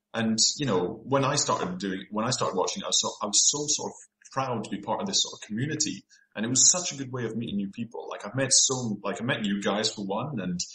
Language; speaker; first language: English; native; English